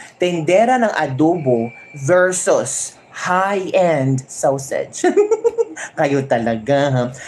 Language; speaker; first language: Filipino; non-native, local second language; Hiligaynon